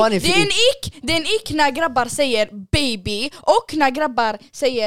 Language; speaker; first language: Swedish; early bilingual, other home language; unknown